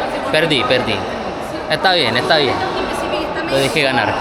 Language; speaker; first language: Spanish; non-native, fluent; Indonesian